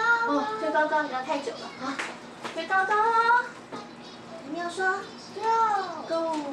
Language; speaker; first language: Chinese; native; Chinese